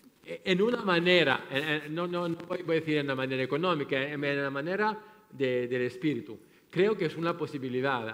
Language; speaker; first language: Spanish; non-native, fluent; French